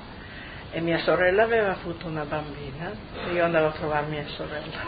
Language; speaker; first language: Italian; native; Italian